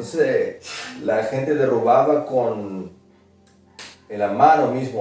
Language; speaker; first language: Spanish; non-native, fluent; Portuguese